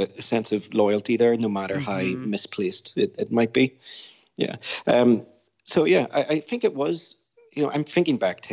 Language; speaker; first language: English; native; English